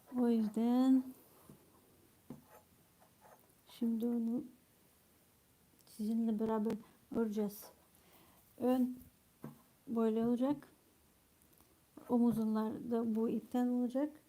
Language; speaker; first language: Turkish; non-native, fluent; Ukrainian